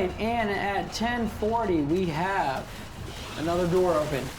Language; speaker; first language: English; native; English